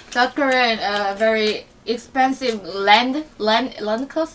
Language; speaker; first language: English; non-native, learner; Korean